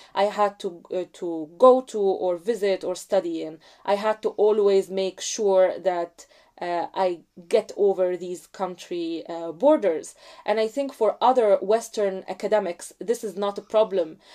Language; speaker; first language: English; non-native, fluent; Arabic